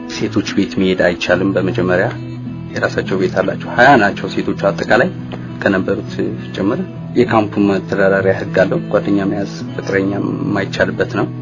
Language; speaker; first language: Amharic; non-native, local second language; Tigrinya